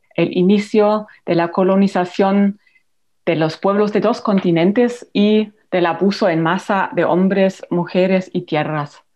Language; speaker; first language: Spanish; non-native, fluent; German